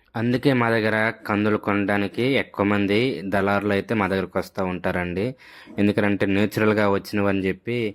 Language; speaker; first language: Telugu; native; Telugu